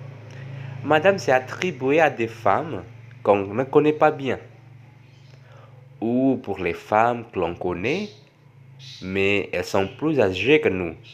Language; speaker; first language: French; non-native, fluent; Javanese